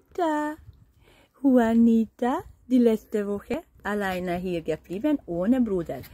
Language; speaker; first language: German; non-native, learner; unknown